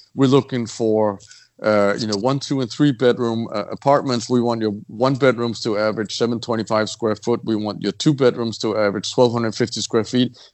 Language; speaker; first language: English; non-native, fluent; Danish